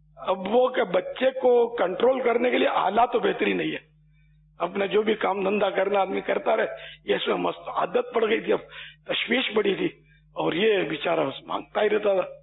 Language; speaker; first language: Urdu; native; Urdu